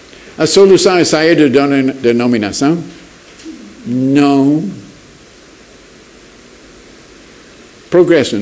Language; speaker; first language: Portuguese; non-native, fluent; English